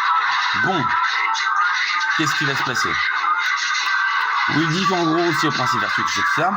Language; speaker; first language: French; native; French